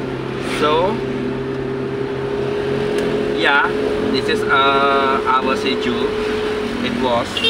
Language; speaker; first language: English; non-native, learner; Indonesian